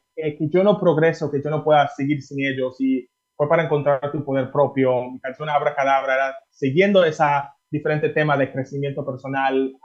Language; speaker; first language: Spanish; early bilingual, heritage; Spanish